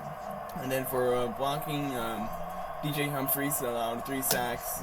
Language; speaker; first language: English; native; English